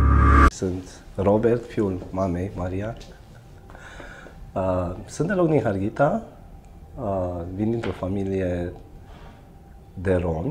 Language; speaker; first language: Romanian; native; Romanian